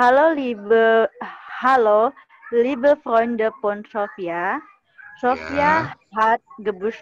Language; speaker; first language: German; non-native, learner; Indonesian